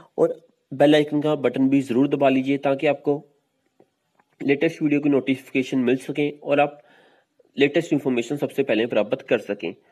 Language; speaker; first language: Hindi; non-native, local second language; Punjabi